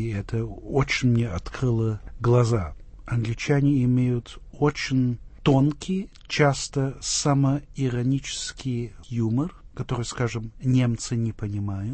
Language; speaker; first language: Russian; non-native, fluent; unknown